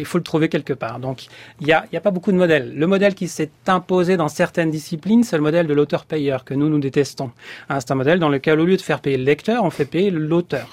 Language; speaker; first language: French; native; French